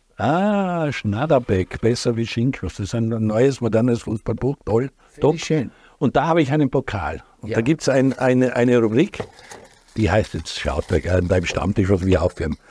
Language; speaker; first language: German; native; German